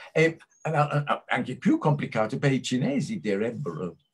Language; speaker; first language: Italian; non-native, fluent; English